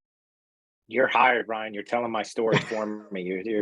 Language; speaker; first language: English; native; English